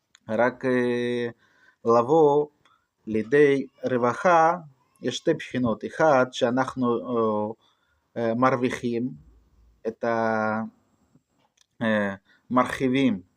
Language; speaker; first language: Hebrew; non-native, fluent; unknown